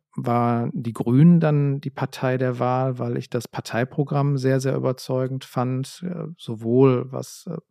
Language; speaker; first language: German; native; German